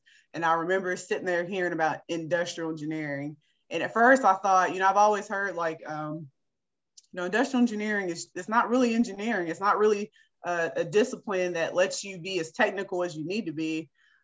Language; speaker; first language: English; native; English